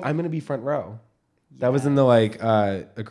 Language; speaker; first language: English; native; English